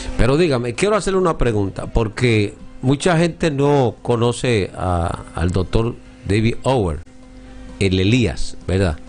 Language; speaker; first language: Spanish; native; Spanish